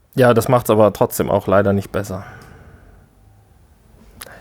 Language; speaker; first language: German; native; German